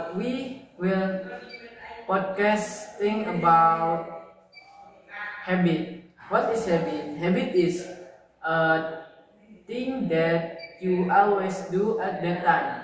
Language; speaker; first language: English; non-native, learner; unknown